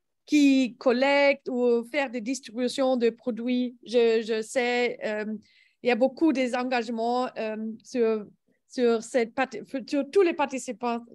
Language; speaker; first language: French; non-native, learner; English